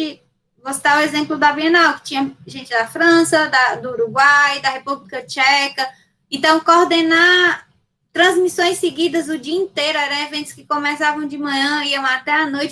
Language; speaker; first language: Portuguese; native; Portuguese